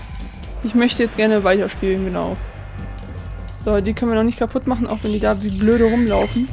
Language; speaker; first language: German; native; German